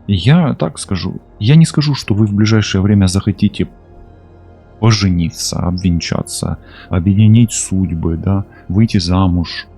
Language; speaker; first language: Russian; non-native, local second language; Ukrainian